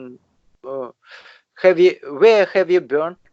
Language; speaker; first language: English; non-native, learner; Russian